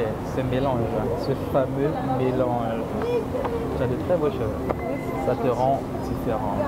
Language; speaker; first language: French; native; French